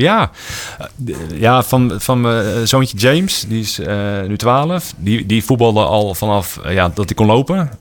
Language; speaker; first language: Dutch; native; Dutch